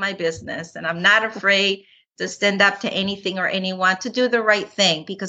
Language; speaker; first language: English; non-native, fluent; Spanish